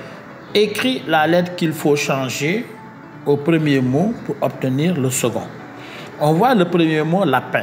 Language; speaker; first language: French; native; French